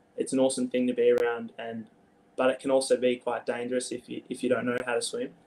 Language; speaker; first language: English; native; English